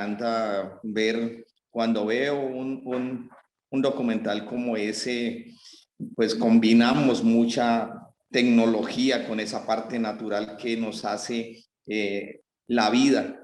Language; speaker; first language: Spanish; native; Spanish